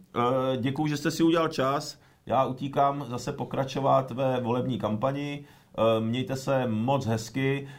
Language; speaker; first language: Czech; early bilingual, other home language; Japanese